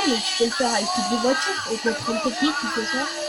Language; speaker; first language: French; native; French